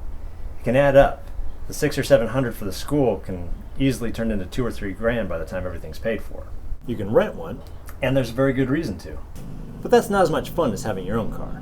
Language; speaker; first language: English; native; English